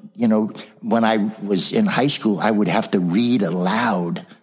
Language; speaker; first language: English; native; English